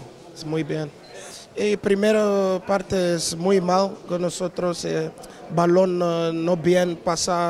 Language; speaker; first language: Spanish; non-native, learner; Dutch